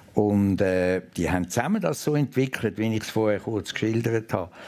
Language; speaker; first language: German; native; German